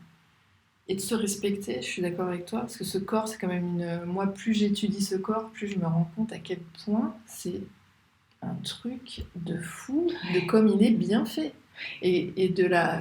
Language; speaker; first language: French; native; French